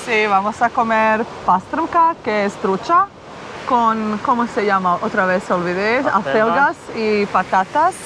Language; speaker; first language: Spanish; non-native, fluent; Bosnian